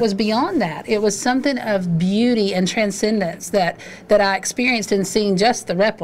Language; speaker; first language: English; native; English